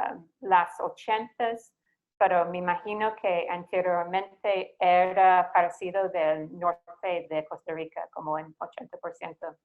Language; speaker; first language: Spanish; non-native, fluent; English